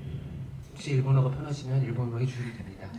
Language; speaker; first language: Korean; native; Korean